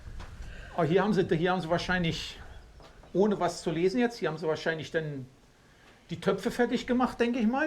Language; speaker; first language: German; native; German